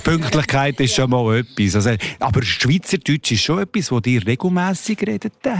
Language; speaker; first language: German; native; German